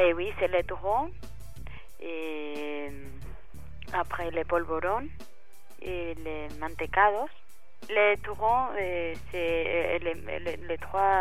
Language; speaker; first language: French; non-native, fluent; Spanish